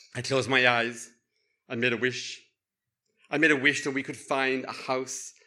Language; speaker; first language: English; native; English